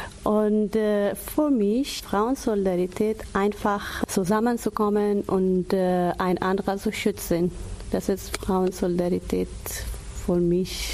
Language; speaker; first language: German; non-native, learner; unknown